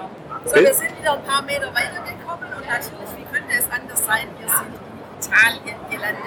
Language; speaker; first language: German; native; German